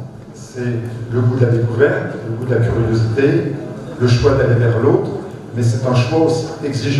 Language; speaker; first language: French; native; French